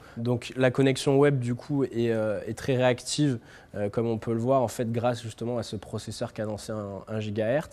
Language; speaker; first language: French; native; French